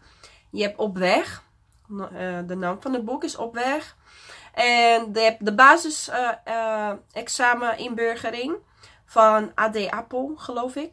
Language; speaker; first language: Dutch; non-native, fluent; Portuguese